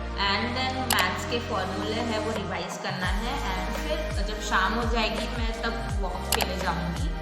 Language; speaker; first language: Hindi; non-native, local second language; Marathi